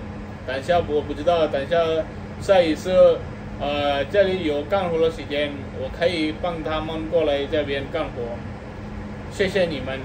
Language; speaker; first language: Chinese; non-native, learner; Telugu